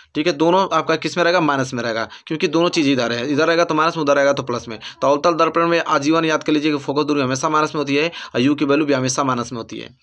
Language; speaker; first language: Hindi; native; Hindi